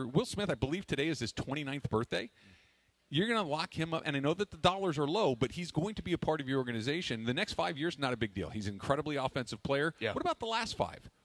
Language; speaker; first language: English; native; English